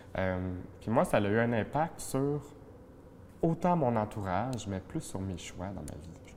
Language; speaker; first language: French; native; French